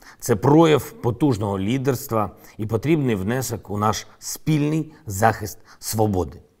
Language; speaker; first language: Ukrainian; non-native, local second language; Russian